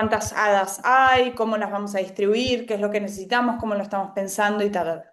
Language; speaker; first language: Spanish; native; Spanish